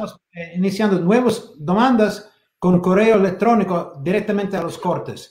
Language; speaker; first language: Spanish; non-native, fluent; English